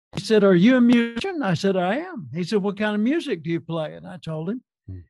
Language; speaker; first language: English; native; English